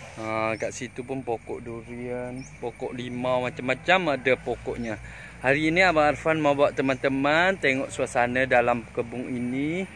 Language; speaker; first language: Malay; native; Malay